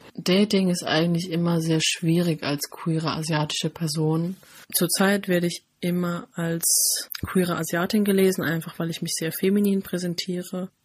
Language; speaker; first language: German; native; German